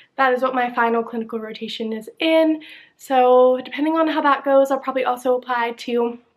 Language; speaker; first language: English; native; English